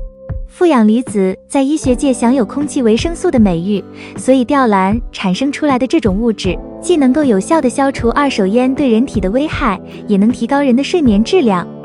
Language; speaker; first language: Chinese; native; Chinese